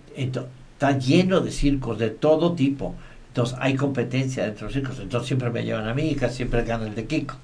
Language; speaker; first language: Spanish; native; Spanish